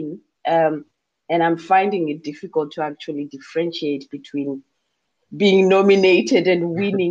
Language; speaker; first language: English; non-native, local second language; Shona